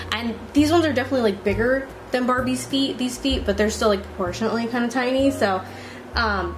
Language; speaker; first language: English; native; English